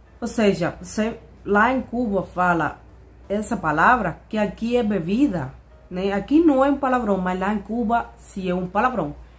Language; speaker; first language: Portuguese; non-native, fluent; Spanish